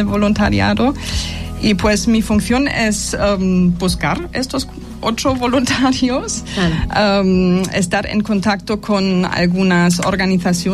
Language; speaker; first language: Spanish; non-native, fluent; German